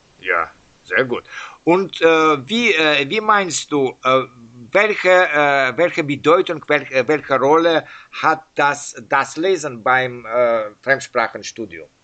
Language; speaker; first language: German; non-native, learner; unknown